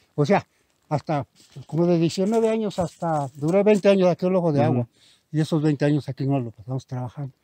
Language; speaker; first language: Spanish; native; Spanish